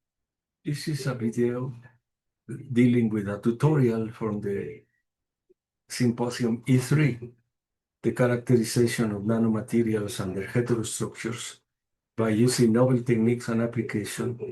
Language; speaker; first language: English; non-native, fluent; Spanish